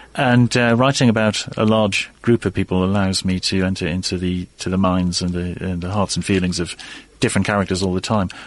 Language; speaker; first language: English; native; English